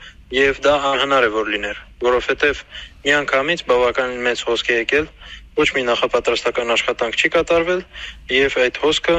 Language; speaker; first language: Armenian; native; Armenian